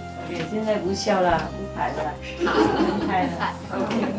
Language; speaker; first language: Chinese; non-native, fluent; Vietnamese